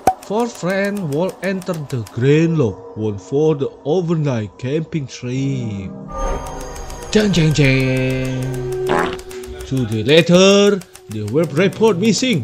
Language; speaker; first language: English; non-native, learner; Indonesian